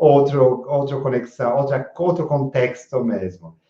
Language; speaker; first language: Portuguese; non-native, fluent; English